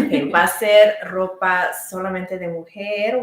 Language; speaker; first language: Spanish; early bilingual, heritage; Spanish